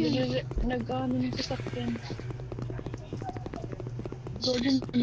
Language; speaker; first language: Filipino; native; Filipino